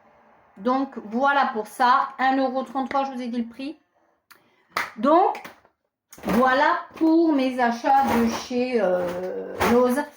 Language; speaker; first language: French; native; French